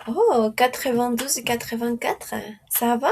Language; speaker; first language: French; non-native, fluent; Spanish